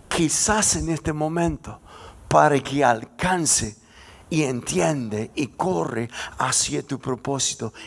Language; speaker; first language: Spanish; non-native, fluent; English